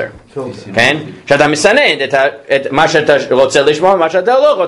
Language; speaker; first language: Hebrew; non-native, fluent; English